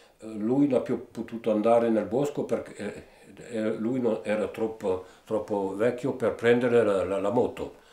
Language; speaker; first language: Italian; early bilingual, heritage; Italian